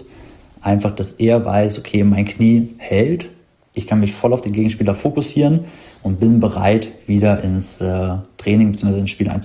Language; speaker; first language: German; native; German